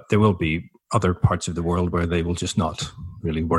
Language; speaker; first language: English; native; English